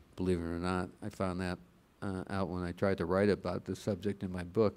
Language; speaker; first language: English; native; English